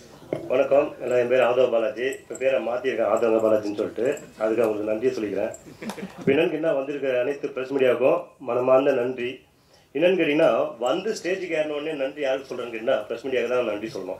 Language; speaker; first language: Tamil; native; Tamil